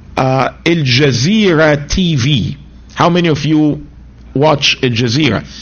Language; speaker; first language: English; non-native, fluent; Arabic